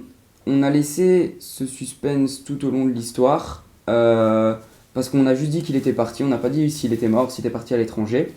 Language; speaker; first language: French; native; French